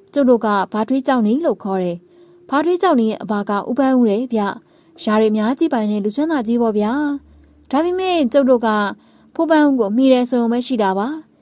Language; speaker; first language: Burmese; native; Burmese